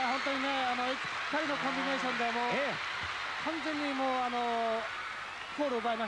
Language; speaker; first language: Japanese; native; Japanese